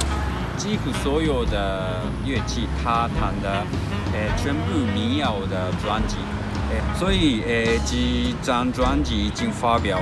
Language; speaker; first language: Chinese; non-native, learner; Japanese